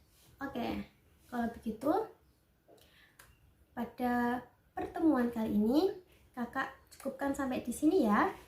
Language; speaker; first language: Indonesian; native; Indonesian